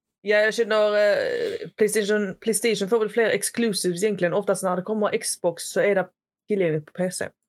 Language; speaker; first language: Swedish; early bilingual, other home language; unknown